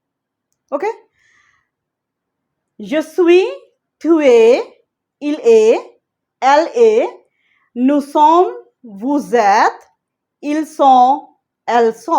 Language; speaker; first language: French; non-native, learner; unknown